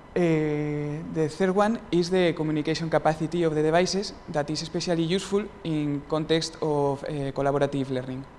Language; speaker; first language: English; non-native, fluent; Spanish